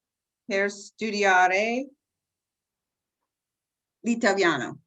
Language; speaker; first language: Italian; non-native, learner; English